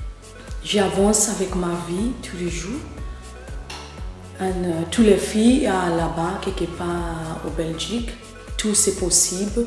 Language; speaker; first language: French; non-native, learner; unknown